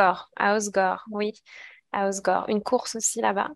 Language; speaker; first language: French; native; French